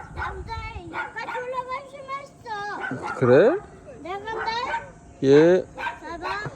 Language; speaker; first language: Korean; early bilingual, other home language; Uzbek